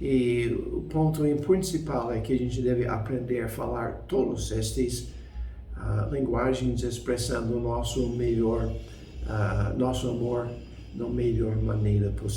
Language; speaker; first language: Portuguese; non-native, fluent; English